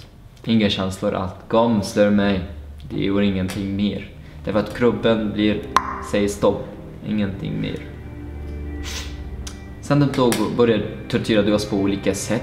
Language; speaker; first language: Swedish; non-native, fluent; Arabic